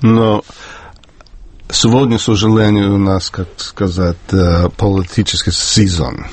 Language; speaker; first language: Russian; non-native, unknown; English